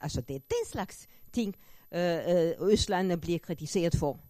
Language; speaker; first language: Danish; non-native, fluent; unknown